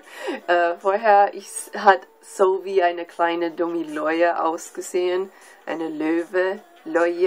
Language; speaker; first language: German; non-native, learner; English